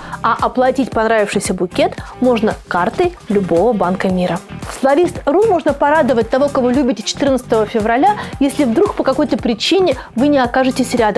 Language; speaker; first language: Russian; native; Russian